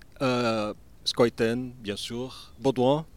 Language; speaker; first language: French; non-native, learner; Portuguese